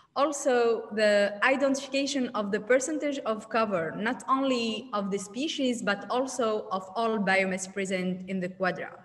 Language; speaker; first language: English; non-native, learner; Arabic